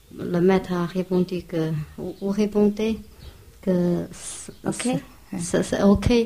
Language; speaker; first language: French; non-native, fluent; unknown